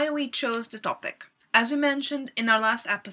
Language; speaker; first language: English; non-native, fluent; Portuguese